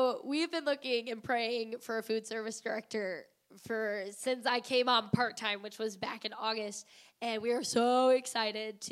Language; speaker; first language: English; native; English